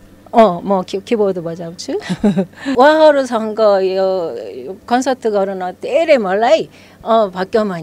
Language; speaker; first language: Nepali; non-native, learner; Korean